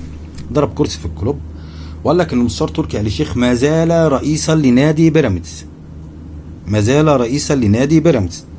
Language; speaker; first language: Arabic; native; Arabic